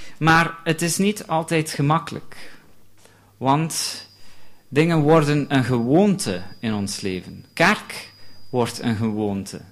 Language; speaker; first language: Dutch; non-native, fluent; English